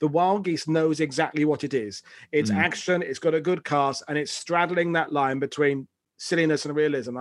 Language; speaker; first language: English; native; English